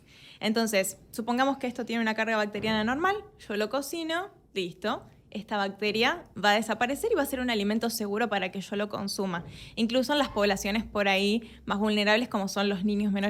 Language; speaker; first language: Spanish; native; Spanish